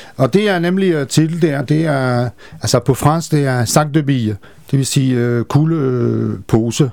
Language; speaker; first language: Danish; non-native, fluent; French